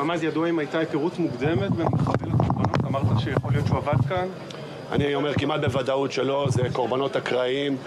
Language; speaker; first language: Hebrew; native; Hebrew